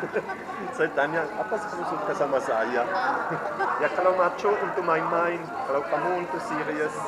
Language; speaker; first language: Indonesian; non-native, fluent; German